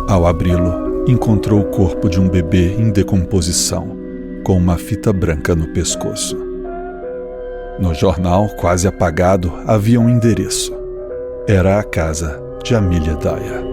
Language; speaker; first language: Portuguese; native; Portuguese